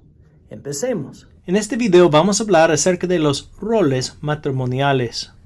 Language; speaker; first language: Spanish; non-native, fluent; English